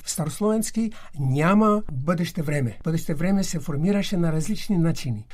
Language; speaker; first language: Bulgarian; non-native, fluent; English